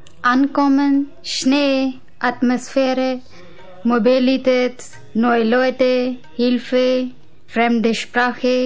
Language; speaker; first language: German; non-native, learner; Punjabi